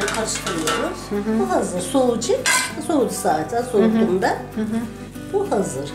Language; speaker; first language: Turkish; native; Turkish